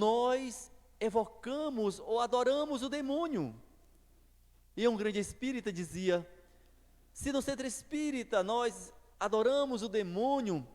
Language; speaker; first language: Portuguese; native; Portuguese